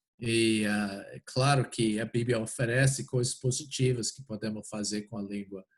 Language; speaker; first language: Portuguese; non-native, fluent; English